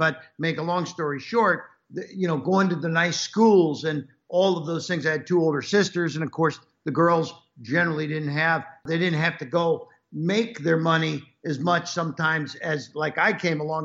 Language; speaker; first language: English; native; English